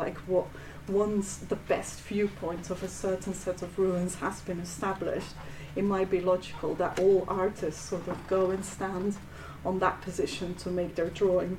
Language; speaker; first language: English; non-native, fluent; Dutch